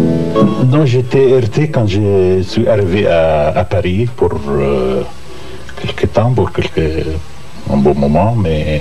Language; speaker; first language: French; non-native, fluent; Arabic